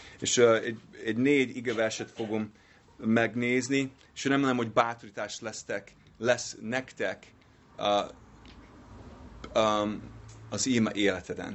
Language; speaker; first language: Hungarian; non-native, learner; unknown